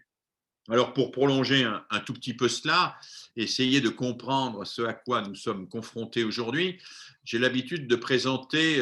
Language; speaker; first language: French; native; French